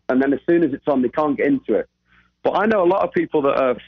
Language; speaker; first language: English; native; English